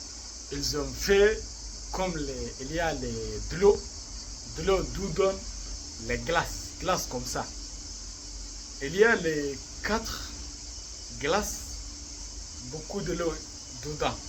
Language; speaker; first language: French; non-native, learner; Arabic